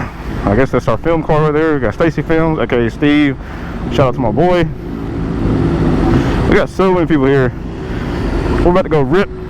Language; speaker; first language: English; native; English